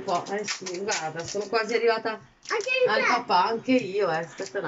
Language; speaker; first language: Italian; native; Italian